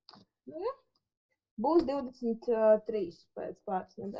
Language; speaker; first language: Latvian; non-native, local second language; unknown